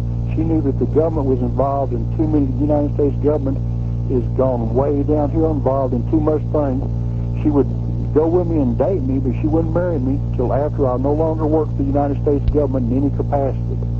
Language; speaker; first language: English; native; English